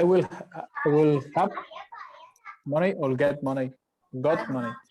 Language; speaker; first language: English; non-native, learner; Spanish